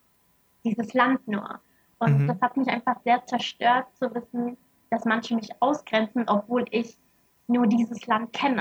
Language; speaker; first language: German; early bilingual, other home language; Arabic